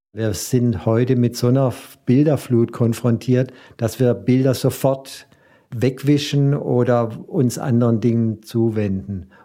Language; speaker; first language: German; native; German